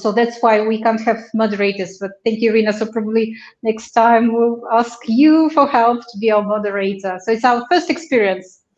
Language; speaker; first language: English; non-native, fluent; Russian